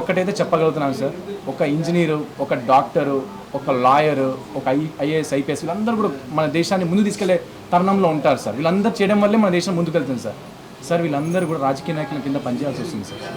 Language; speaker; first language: Telugu; native; Telugu